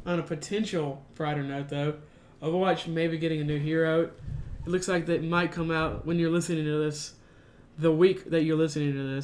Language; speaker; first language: English; native; English